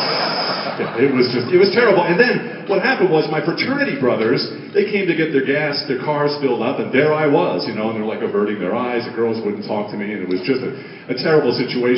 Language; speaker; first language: English; native; English